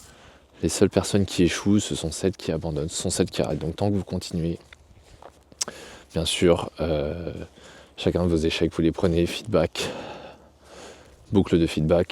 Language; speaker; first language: French; native; French